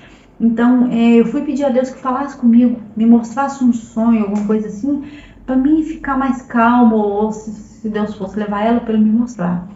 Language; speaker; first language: Portuguese; native; Portuguese